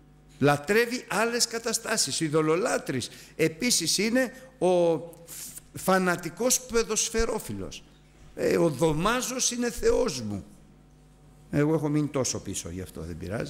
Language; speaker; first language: Greek; native; Greek